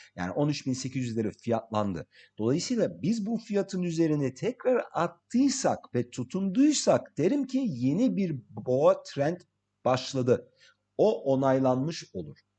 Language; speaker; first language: Turkish; early bilingual, heritage; English